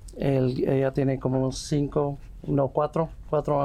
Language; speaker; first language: Spanish; early bilingual, heritage; Spanish